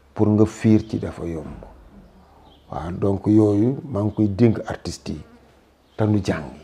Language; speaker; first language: French; non-native, local second language; Wolof